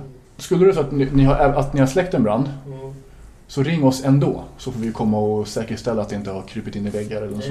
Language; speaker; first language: Swedish; native; Swedish